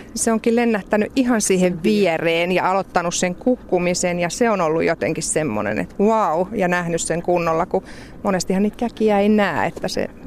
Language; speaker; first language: Finnish; native; Finnish